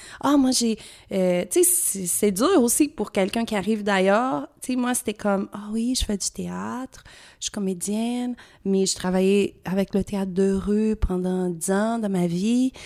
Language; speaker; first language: French; non-native, fluent; Portuguese